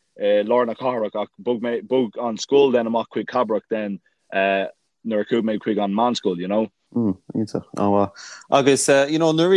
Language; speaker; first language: Irish; non-native, local second language; English